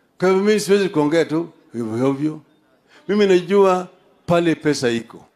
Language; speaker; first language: Swahili; non-native, local second language; Luo (Kenya and Tanzania)